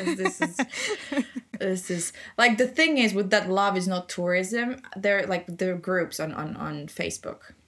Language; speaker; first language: English; non-native, fluent; German